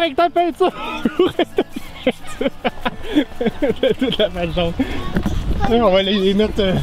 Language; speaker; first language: French; native; French